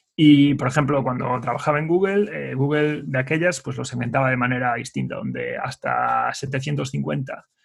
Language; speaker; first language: Spanish; native; Spanish